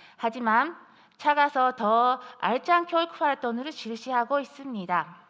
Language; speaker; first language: Korean; non-native, fluent; Japanese